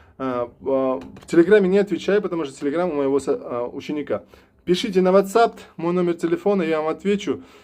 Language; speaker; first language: Russian; non-native, local second language; Uzbek